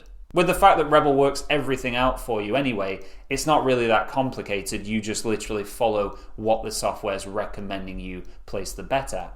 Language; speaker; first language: English; native; English